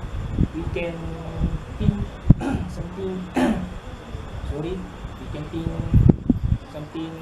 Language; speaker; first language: English; non-native, learner; Malay